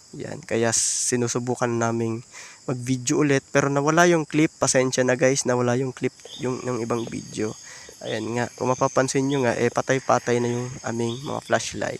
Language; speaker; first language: Filipino; native; Filipino